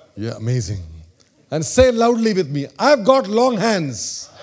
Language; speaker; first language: English; non-native, local second language; Malayalam